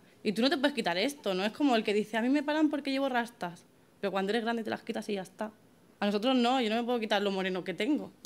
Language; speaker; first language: Spanish; native; Spanish